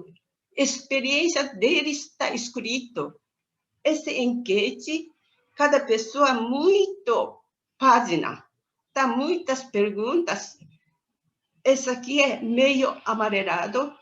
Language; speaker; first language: Portuguese; non-native, learner; Japanese